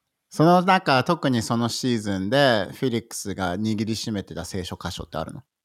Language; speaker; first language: Japanese; native; Japanese